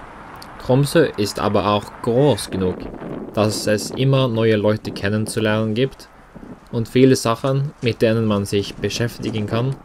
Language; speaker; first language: German; non-native, learner; Norwegian